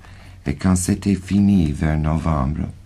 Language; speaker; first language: French; non-native, fluent; English